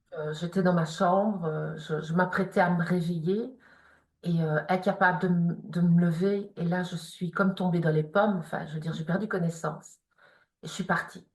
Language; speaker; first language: French; native; French